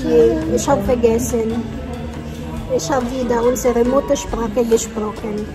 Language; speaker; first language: German; non-native, learner; Filipino